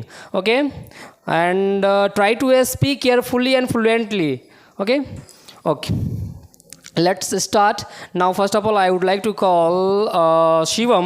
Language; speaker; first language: English; non-native, local second language; Hindi